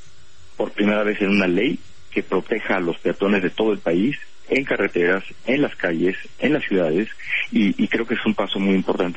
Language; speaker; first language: Spanish; native; Spanish